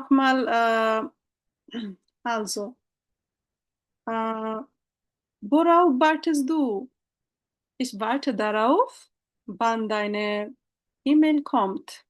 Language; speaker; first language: German; non-native, fluent; Bangla